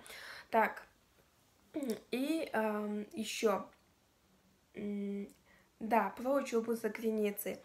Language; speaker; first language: Russian; non-native, local second language; Kazakh